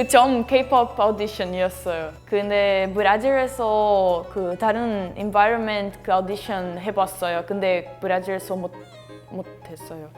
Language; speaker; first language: Korean; non-native, learner; Portuguese